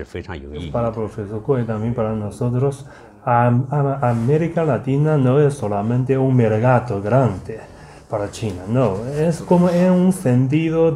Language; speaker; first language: Spanish; non-native, fluent; Chinese